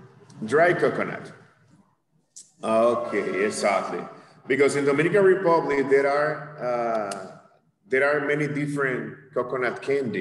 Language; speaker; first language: English; non-native, fluent; Spanish